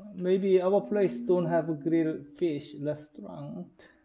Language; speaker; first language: English; non-native, learner; Korean